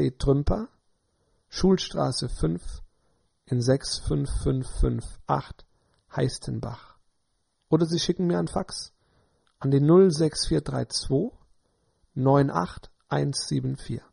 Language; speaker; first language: German; native; German